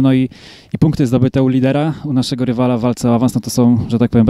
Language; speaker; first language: Polish; native; Polish